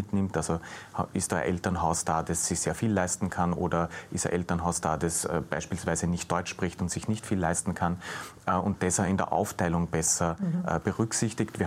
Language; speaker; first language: German; native; German